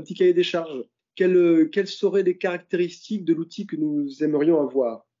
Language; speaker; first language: French; native; French